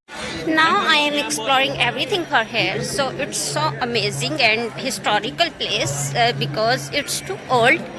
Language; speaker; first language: English; non-native, learner; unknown